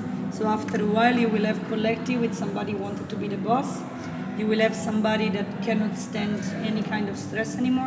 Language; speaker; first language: English; non-native, fluent; Italian